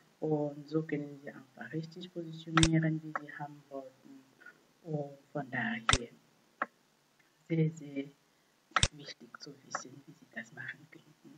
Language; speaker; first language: German; non-native, fluent; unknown